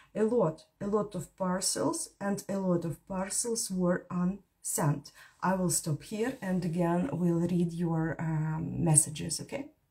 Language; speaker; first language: English; non-native, fluent; Ukrainian